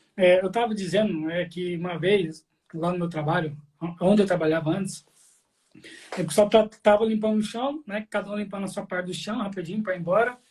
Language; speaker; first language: Portuguese; native; Portuguese